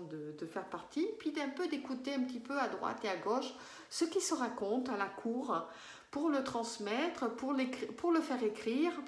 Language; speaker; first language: French; native; French